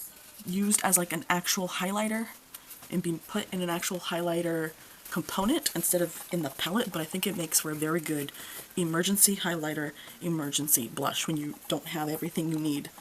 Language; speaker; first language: English; native; English